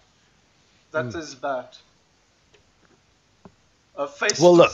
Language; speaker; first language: English; non-native, learner; Czech